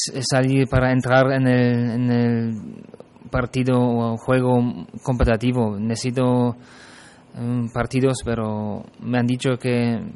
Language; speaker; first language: Spanish; non-native, fluent; German